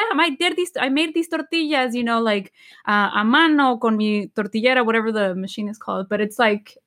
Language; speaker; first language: English; early bilingual, other home language; Spanish